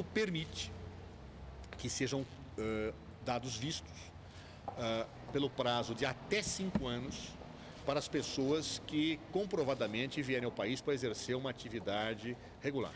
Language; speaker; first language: Portuguese; native; Portuguese